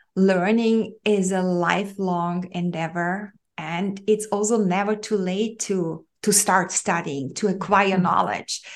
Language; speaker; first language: English; non-native, fluent; German